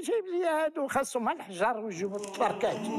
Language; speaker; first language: Arabic; native; Arabic